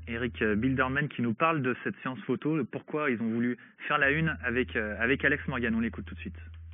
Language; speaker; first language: French; native; French